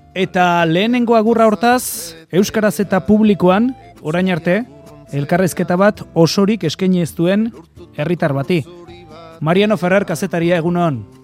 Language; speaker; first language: Basque; native; Basque